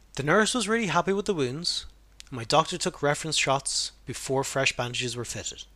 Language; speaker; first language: English; native; English